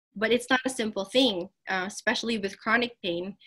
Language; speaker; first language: English; non-native, local second language; Filipino